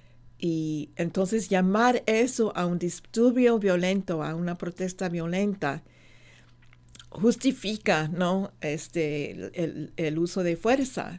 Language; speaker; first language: Spanish; non-native, fluent; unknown